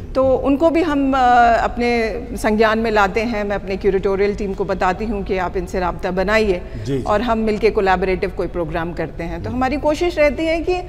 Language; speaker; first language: Hindi; native; Hindi